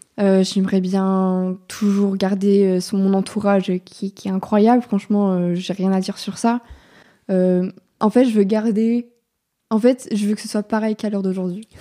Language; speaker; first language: French; native; French